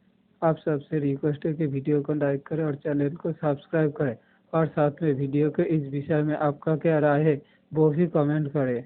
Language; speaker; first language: Hindi; non-native, local second language; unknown